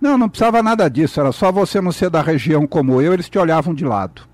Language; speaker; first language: Portuguese; native; Portuguese